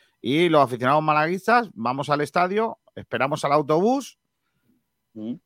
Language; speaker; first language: Spanish; native; Spanish